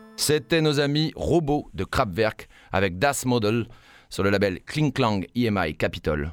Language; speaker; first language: French; native; French